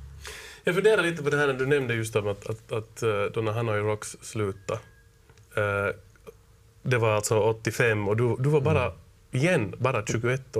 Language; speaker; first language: Swedish; native; Swedish